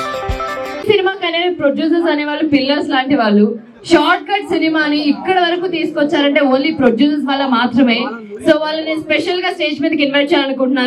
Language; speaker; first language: Telugu; native; Telugu